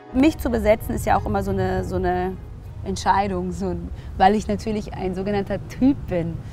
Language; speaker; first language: German; early bilingual, other home language; Tigrinya